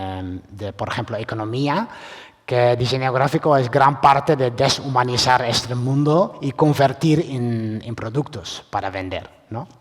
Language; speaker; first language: Spanish; non-native, fluent; Dutch